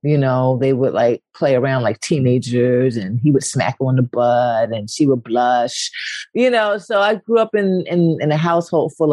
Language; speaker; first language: English; native; English